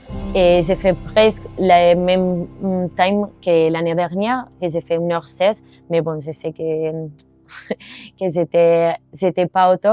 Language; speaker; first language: French; non-native, learner; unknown